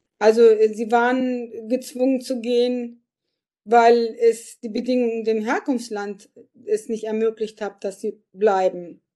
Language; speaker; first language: German; early bilingual, other home language; Turkish